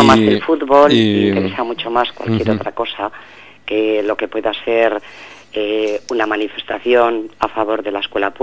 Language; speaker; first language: Spanish; native; Spanish